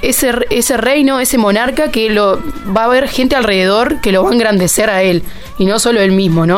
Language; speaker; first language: Spanish; native; Spanish